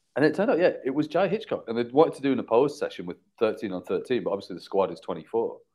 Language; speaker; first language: English; native; English